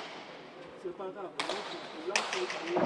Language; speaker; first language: French; native; French